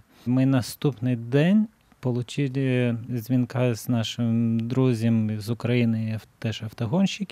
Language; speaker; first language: Ukrainian; non-native, fluent; Lithuanian